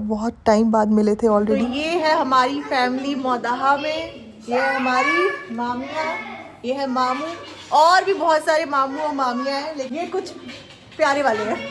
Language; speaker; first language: Hindi; native; Hindi